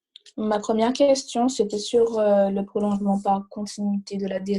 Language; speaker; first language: French; native; French